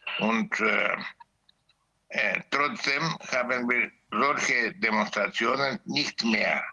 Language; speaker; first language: German; non-native, learner; Greek